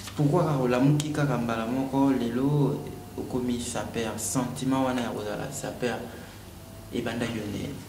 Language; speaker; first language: French; non-native, local second language; Lingala